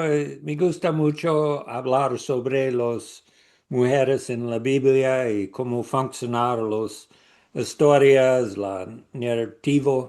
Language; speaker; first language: Spanish; non-native, learner; English